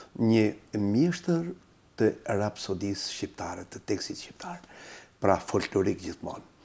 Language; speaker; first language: Albanian; native; Albanian